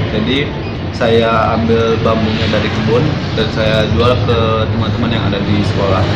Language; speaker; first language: Indonesian; non-native, local second language; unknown